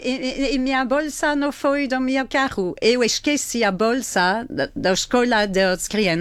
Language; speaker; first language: Portuguese; non-native, learner; French